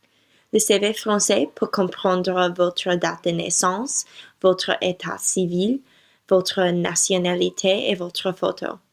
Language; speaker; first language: French; non-native, learner; English